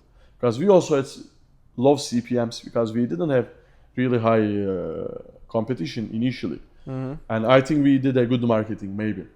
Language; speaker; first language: English; non-native, fluent; Turkish